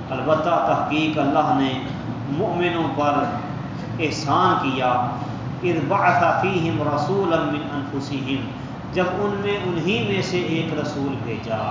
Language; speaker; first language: Urdu; non-native, local second language; Punjabi